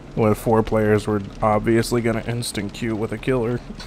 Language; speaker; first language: English; native; English